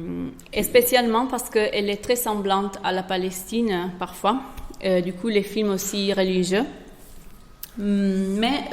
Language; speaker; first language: French; non-native, fluent; Italian